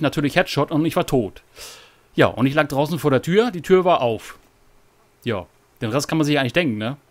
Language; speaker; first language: German; native; German